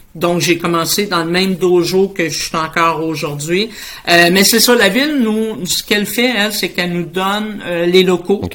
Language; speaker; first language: French; native; French